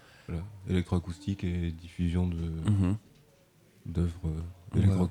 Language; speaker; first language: French; native; French